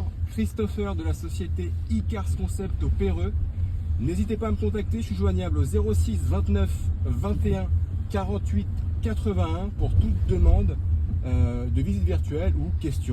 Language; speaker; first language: French; native; French